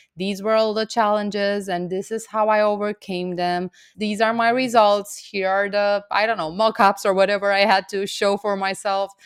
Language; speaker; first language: English; non-native, fluent; Romanian